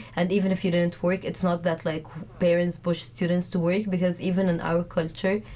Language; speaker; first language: English; non-native, fluent; Arabic